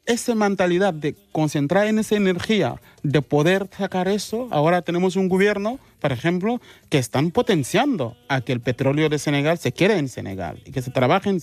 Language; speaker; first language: Spanish; non-native, fluent; Mandingo